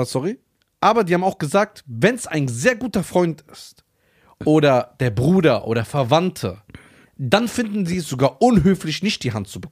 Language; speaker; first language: German; early bilingual, other home language; Persian